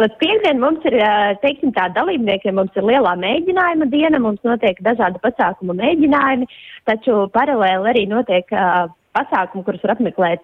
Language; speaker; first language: Latvian; early bilingual, heritage; Latvian